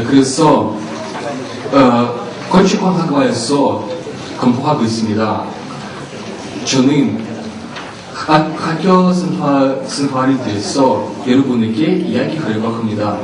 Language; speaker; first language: Korean; non-native, learner; Russian